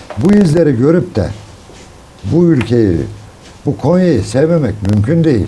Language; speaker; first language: Turkish; native; Turkish